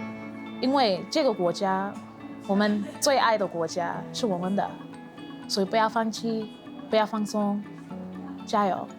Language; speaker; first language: Chinese; non-native, learner; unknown